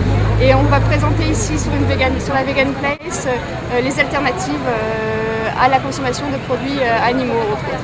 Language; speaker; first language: French; native; French